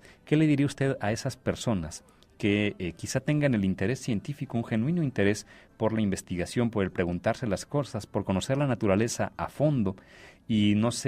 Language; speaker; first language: Spanish; native; Spanish